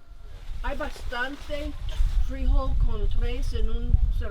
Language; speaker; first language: Spanish; non-native, learner; English